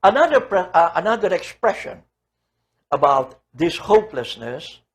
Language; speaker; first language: English; non-native, local second language; Filipino